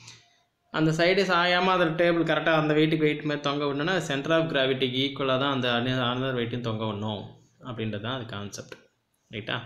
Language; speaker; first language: Tamil; native; Tamil